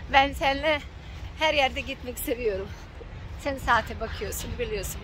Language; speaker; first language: Turkish; non-native, learner; Bosnian